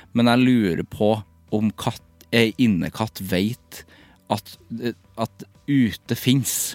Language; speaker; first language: Norwegian; native; Norwegian